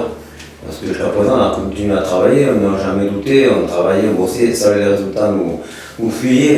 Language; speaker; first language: French; native; French